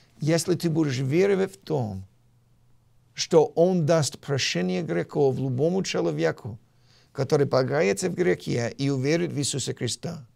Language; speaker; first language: Russian; non-native, fluent; English